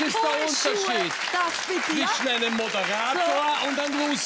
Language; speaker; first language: German; native; German